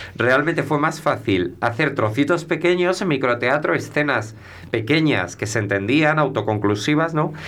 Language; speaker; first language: Spanish; native; Spanish